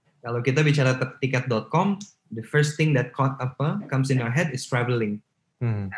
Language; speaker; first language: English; non-native, local second language; Indonesian